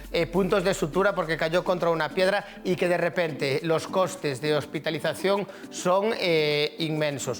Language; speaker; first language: Spanish; native; Spanish